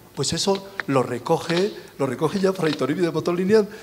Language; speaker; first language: Spanish; native; Spanish